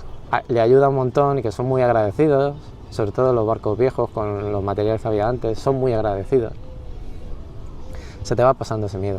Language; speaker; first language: Spanish; native; Spanish